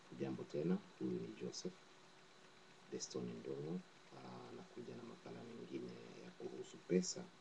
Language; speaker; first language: Swahili; non-native, local second language; Kikuyu